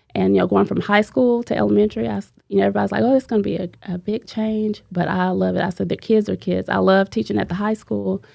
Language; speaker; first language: English; native; English